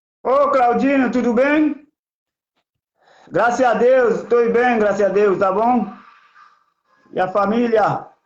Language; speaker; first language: Portuguese; non-native, learner; Haitian Creole